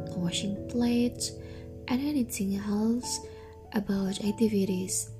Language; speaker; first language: English; non-native, learner; Indonesian